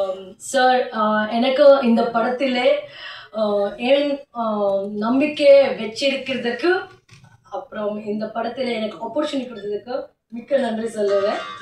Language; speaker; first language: Tamil; non-native, learner; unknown